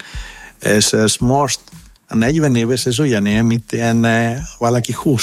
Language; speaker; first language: Hungarian; non-native, learner; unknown